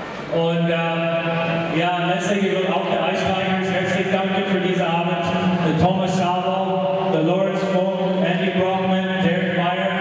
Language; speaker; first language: German; non-native, learner; English